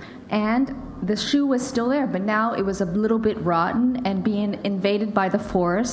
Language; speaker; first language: English; native; English